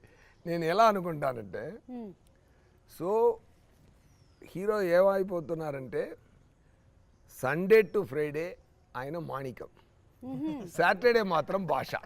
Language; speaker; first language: Telugu; non-native, learner; Tamil